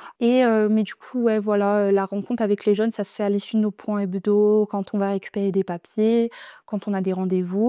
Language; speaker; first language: French; native; French